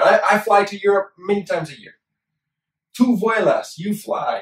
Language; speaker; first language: English; native; English